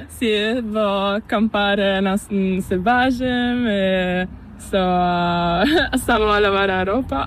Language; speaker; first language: Spanish; non-native, learner; Italian